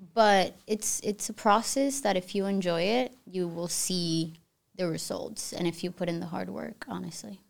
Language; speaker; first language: English; early bilingual, other home language; Spanish